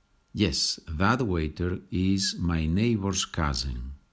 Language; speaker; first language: English; non-native, fluent; Spanish